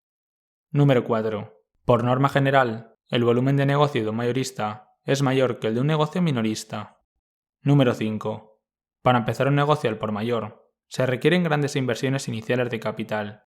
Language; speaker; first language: Spanish; native; Spanish